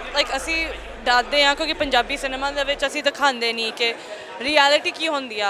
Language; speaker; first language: Punjabi; early bilingual, heritage; English